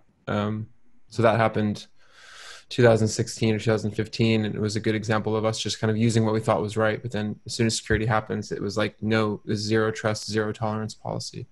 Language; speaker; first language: English; native; English